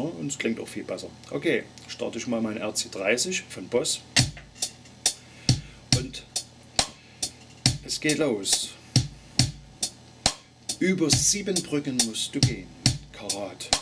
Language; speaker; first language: German; native; German